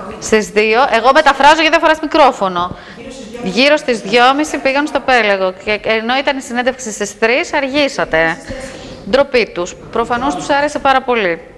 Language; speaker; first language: Greek; native; Greek